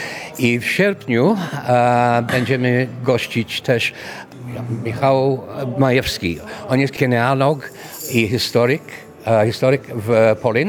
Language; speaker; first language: Polish; early bilingual, heritage; English